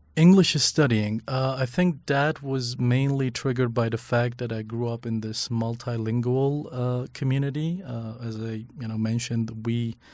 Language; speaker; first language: English; non-native, fluent; Persian